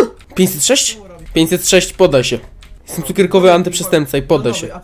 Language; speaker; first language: Polish; native; Polish